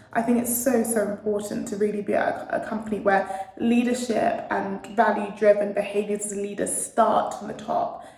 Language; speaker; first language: English; native; English